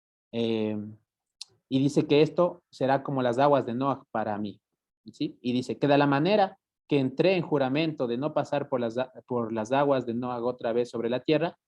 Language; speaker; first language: Spanish; native; Spanish